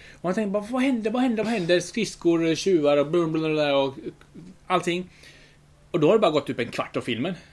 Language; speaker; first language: Swedish; early bilingual, other home language; Spanish